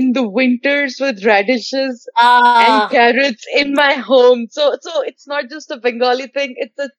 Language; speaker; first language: English; non-native, local second language; Hindi